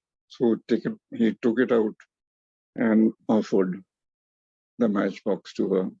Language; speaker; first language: English; non-native, fluent; Hindi